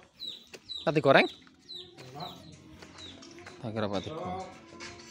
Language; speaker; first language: Indonesian; non-native, local second language; Javanese